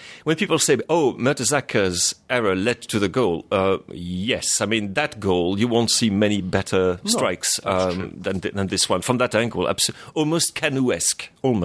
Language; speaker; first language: English; non-native, fluent; French